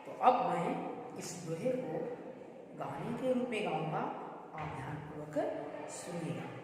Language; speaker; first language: Hindi; non-native, local second language; Kannada